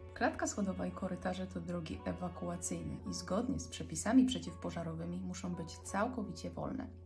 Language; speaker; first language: Polish; native; Polish